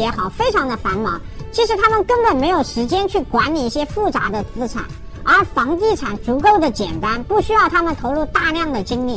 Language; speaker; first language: Chinese; native; Chinese